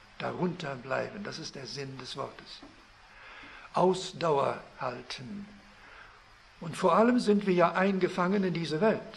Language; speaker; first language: German; early bilingual, heritage; German